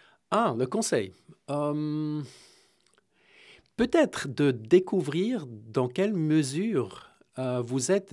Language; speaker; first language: French; non-native, fluent; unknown